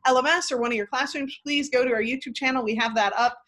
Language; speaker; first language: English; native; English